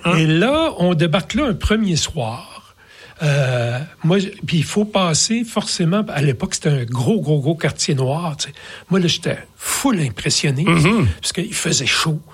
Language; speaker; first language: French; native; French